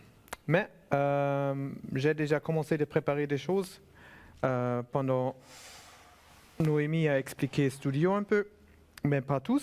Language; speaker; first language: French; non-native, fluent; German